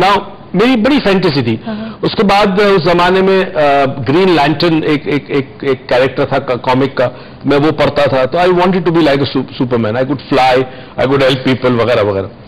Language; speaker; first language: Urdu; native; Urdu